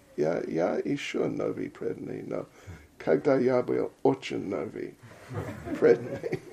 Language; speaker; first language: Russian; non-native, learner; English